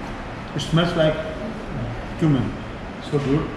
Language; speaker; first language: English; non-native, local second language; Urdu